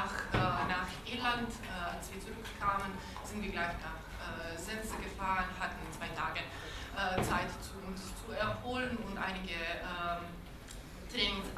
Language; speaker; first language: German; non-native, local second language; Bosnian